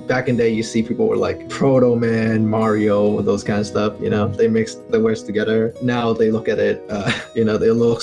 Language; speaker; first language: English; non-native, local second language; Cantonese